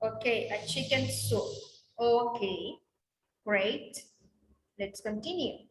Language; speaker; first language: English; non-native, learner; Spanish